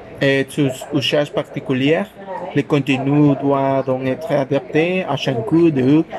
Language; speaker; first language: French; non-native, learner; Spanish